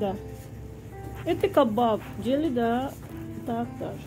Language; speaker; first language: Russian; non-native, learner; Cebuano